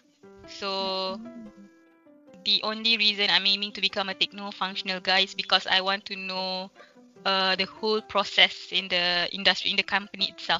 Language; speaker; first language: English; non-native, local second language; Malay